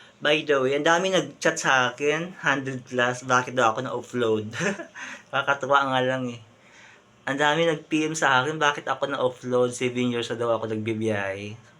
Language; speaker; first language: Filipino; non-native, local second language; Hiligaynon